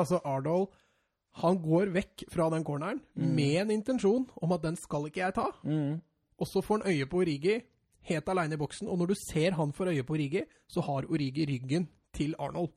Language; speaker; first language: Norwegian; native; Norwegian